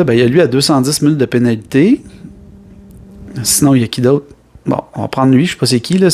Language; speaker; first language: French; native; French